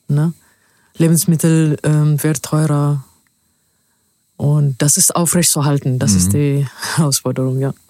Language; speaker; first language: German; non-native, fluent; Amharic